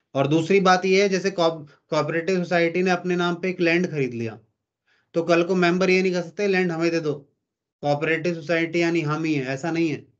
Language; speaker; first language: Hindi; native; Hindi